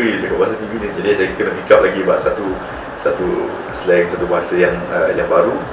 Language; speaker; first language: Malay; non-native, local second language; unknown